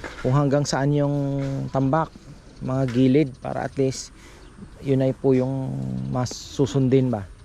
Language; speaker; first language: Filipino; native; Filipino